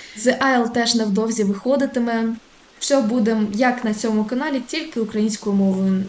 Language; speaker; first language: Ukrainian; non-native, local second language; Russian